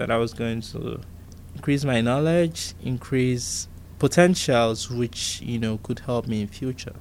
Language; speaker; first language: English; non-native, local second language; Igbo